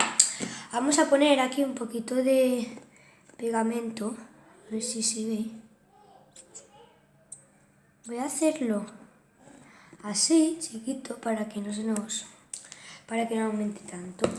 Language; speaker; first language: Spanish; native; Spanish